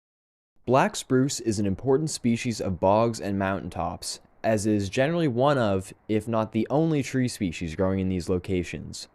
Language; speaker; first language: English; native; English